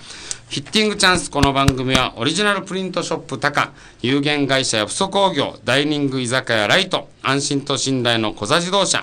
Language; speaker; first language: Japanese; native; Japanese